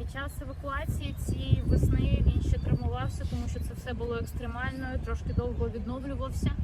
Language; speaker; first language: Ukrainian; native; Ukrainian